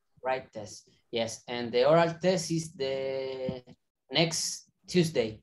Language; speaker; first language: English; non-native, learner; Spanish